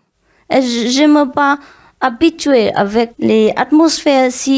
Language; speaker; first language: French; non-native, learner; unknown